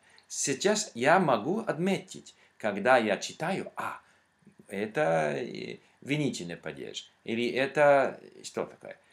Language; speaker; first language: Russian; non-native, learner; English